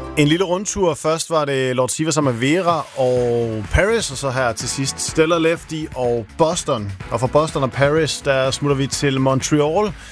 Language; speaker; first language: Danish; native; Danish